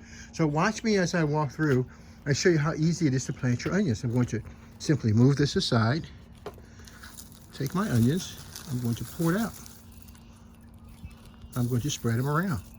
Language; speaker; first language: English; native; English